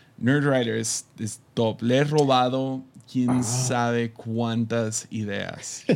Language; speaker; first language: Spanish; early bilingual, heritage; Spanish